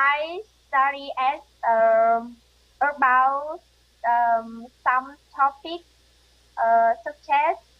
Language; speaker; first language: English; non-native, learner; Vietnamese